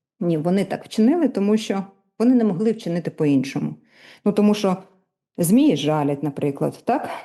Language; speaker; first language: Ukrainian; non-native, local second language; Russian